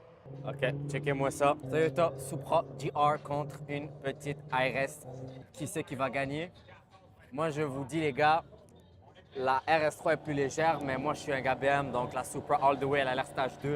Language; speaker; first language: French; native; French